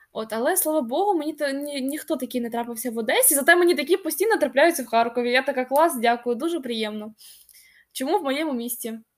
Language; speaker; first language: Ukrainian; non-native, local second language; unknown